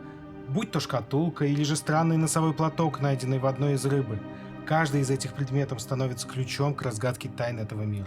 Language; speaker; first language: Russian; native; Russian